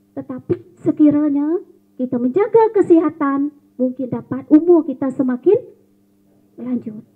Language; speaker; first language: Malay; non-native, local second language; Iban